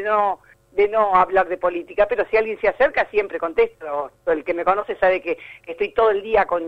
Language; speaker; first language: Spanish; native; Spanish